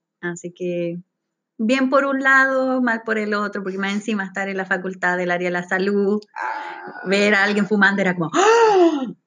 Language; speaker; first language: Spanish; native; Spanish